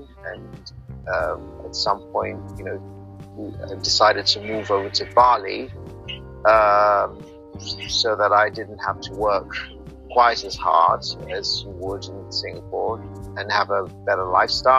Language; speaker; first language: English; native; English